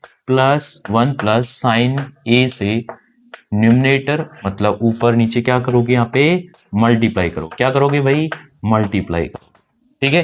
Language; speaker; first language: Hindi; native; Hindi